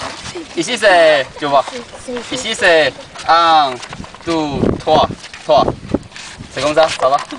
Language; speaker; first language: French; non-native, learner; Chinese